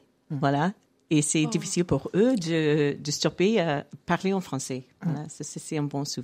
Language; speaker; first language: French; non-native, fluent; English